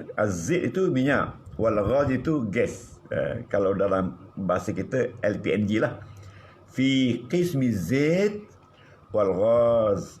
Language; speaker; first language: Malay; native; Malay